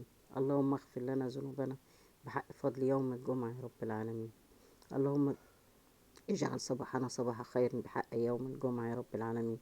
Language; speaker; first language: Arabic; native; Arabic